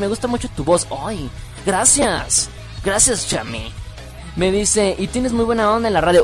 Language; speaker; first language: Spanish; native; Spanish